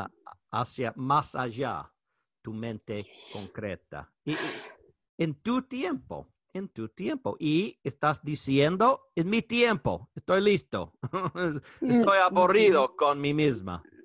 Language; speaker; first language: Spanish; non-native, learner; English